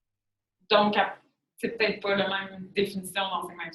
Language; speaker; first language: French; native; French